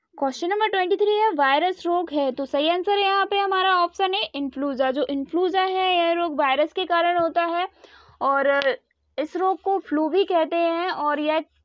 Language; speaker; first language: Hindi; native; Hindi